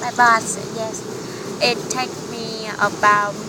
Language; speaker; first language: English; non-native, learner; Vietnamese